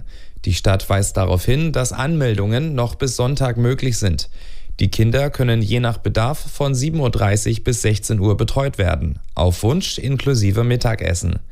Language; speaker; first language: German; native; German